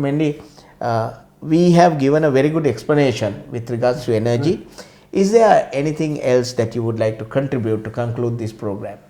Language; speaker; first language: English; non-native, local second language; Sinhala